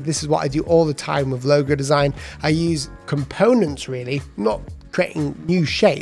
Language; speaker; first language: English; native; English